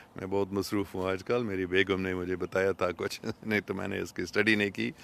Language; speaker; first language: Urdu; non-native, fluent; English